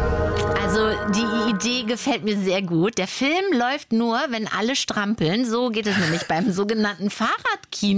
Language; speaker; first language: German; native; German